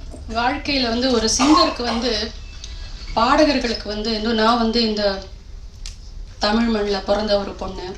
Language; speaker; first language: Tamil; native; Tamil